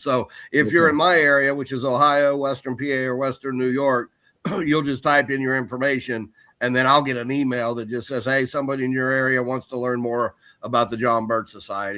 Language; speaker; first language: English; native; English